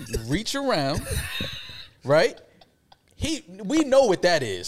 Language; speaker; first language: English; native; English